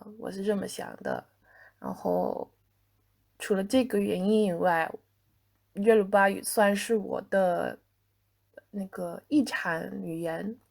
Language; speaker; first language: Chinese; non-native, fluent; English